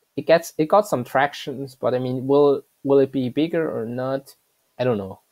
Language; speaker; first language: English; non-native, fluent; German